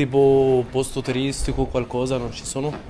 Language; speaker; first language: Italian; non-native, learner; Arabic